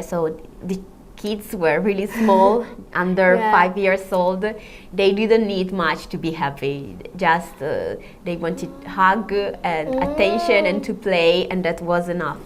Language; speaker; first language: English; non-native, fluent; Italian